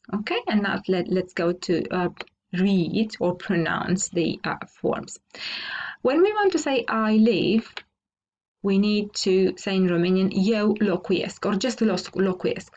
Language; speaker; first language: English; non-native, fluent; Romanian